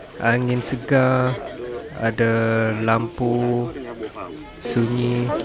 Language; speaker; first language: Malay; non-native, fluent; Western Cham